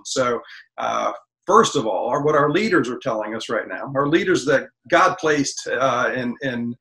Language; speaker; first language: English; native; English